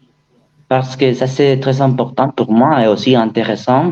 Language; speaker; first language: French; non-native, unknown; Spanish